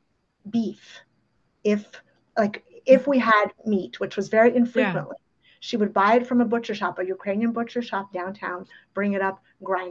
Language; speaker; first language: English; early bilingual, other home language; Ukrainian